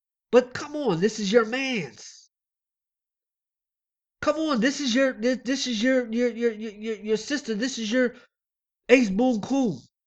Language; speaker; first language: English; native; English